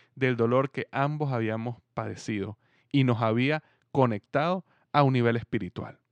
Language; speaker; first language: Spanish; native; Spanish